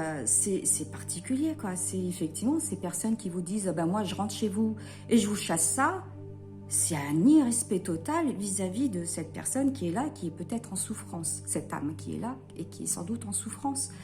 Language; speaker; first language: French; native; French